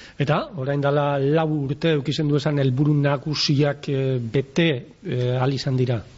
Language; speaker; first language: Basque; native; Basque